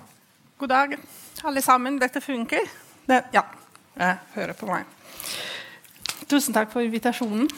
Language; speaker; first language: Norwegian; non-native, fluent; Italian